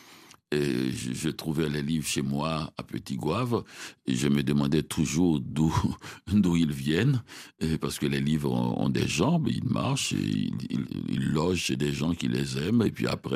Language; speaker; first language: French; non-native, local second language; Haitian Creole